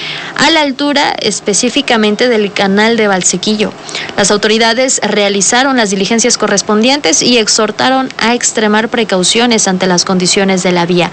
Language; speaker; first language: Spanish; native; Spanish